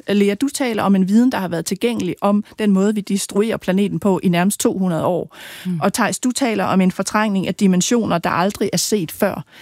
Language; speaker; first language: Danish; native; Danish